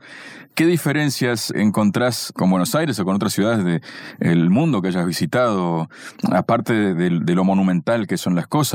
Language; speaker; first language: Spanish; native; Spanish